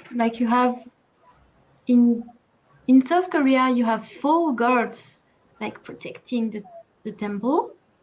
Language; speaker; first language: English; non-native, learner; French